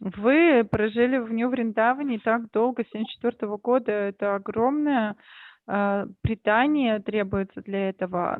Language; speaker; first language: Russian; native; Russian